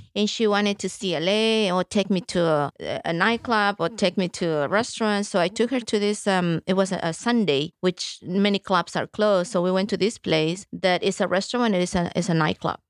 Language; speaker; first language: English; early bilingual, other home language; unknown